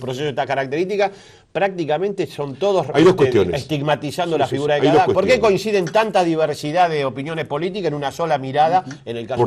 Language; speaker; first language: Spanish; native; Spanish